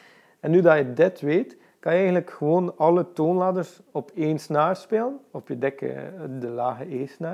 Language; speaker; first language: Dutch; native; Dutch